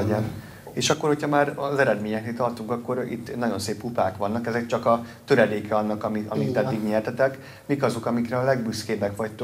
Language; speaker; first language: Hungarian; native; Hungarian